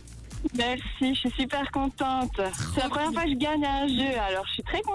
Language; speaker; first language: French; native; French